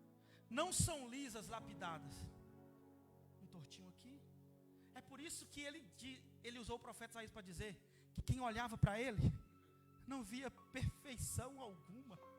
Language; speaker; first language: Portuguese; native; Portuguese